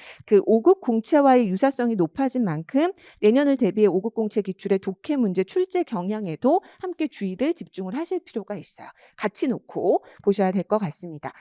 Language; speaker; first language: Korean; native; Korean